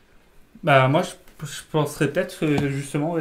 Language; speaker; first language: French; native; French